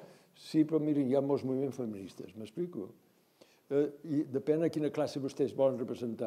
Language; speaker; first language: Catalan; native; Catalan